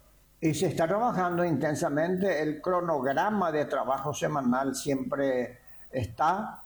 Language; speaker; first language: Spanish; native; Spanish